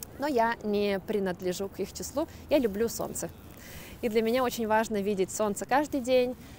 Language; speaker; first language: Russian; native; Russian